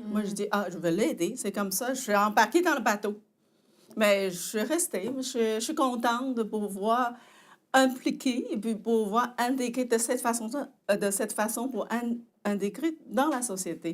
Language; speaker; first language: French; non-native, fluent; Chinese